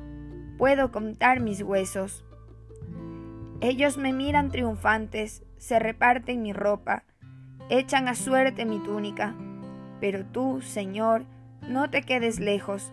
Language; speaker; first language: Spanish; native; Spanish